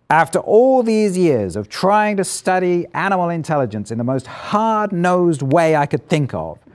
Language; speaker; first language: English; native; English